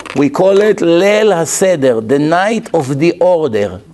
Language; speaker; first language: English; non-native, fluent; Hebrew